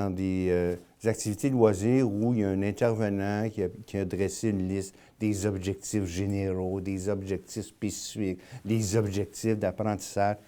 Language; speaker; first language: French; native; French